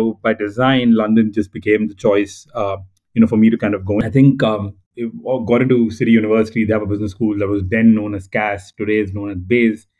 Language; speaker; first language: English; non-native, local second language; Telugu